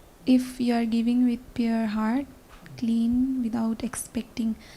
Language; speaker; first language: English; non-native, learner; Nepali